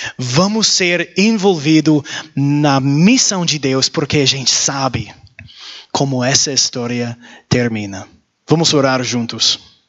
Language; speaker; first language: Portuguese; non-native, learner; English